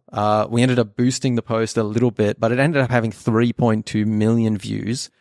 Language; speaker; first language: English; non-native, local second language; German